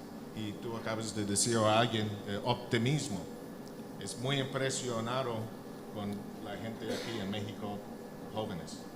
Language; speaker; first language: Spanish; non-native, learner; English